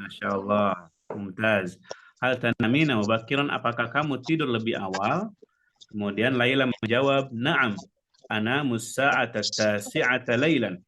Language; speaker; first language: Indonesian; native; Indonesian